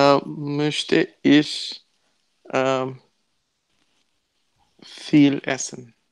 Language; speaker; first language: German; non-native, learner; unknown